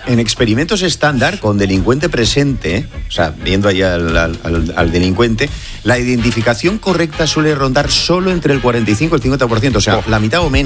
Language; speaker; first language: Spanish; native; Spanish